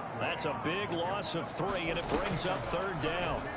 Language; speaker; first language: English; native; English